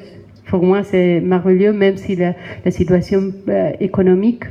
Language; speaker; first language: French; non-native, learner; Spanish